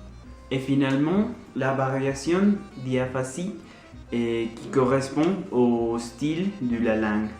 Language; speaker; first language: French; non-native, learner; Spanish